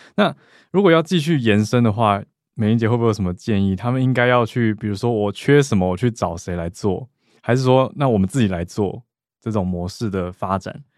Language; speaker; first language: Chinese; native; Chinese